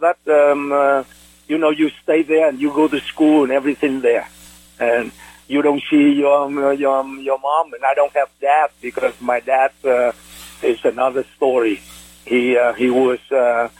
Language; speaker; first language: English; non-native, fluent; Vietnamese